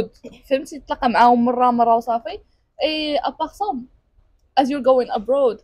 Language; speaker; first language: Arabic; native; Arabic